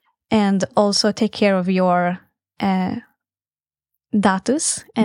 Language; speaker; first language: English; non-native, fluent; Swedish